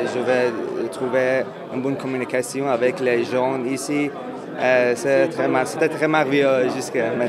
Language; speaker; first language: French; non-native, learner; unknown